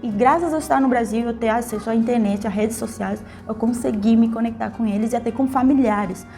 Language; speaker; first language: Portuguese; non-native, fluent; Spanish